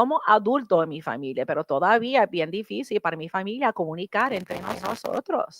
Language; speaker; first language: Spanish; non-native, learner; English